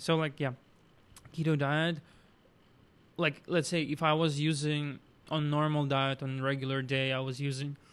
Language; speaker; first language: English; non-native, fluent; Russian